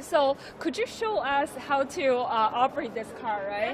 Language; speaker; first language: English; non-native, fluent; Chinese